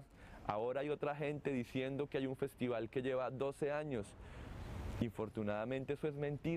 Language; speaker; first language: Spanish; native; Spanish